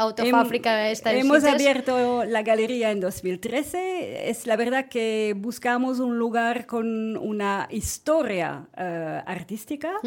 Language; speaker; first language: Spanish; non-native, fluent; French